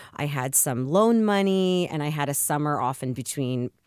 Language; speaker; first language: English; early bilingual, other home language; Russian